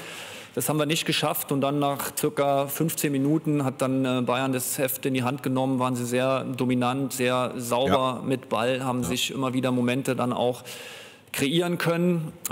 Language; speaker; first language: German; native; German